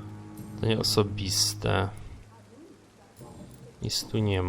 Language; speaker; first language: Polish; native; Polish